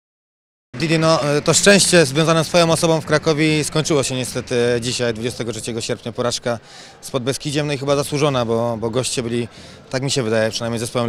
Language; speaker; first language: Polish; native; Polish